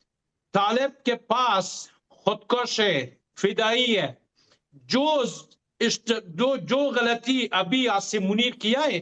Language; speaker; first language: Hindi; non-native, learner; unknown